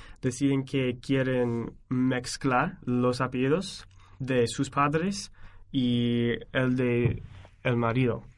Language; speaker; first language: Spanish; non-native, fluent; English